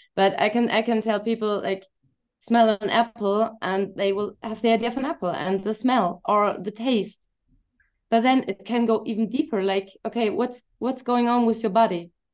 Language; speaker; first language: English; non-native, fluent; German